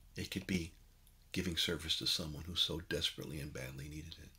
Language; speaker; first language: English; native; English